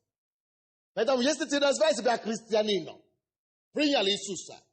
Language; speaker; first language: Russian; non-native, fluent; Yoruba